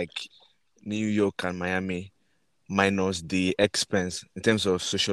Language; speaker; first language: English; non-native, local second language; Yoruba